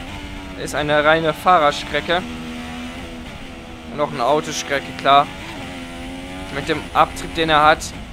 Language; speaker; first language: German; native; German